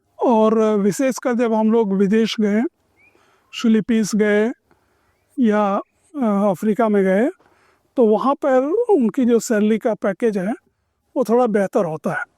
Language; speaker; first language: Hindi; native; Hindi